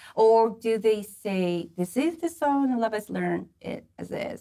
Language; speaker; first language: English; non-native, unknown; Japanese